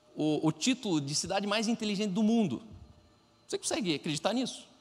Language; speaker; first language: Portuguese; non-native, fluent; German